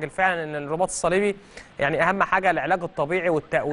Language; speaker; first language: Arabic; native; Arabic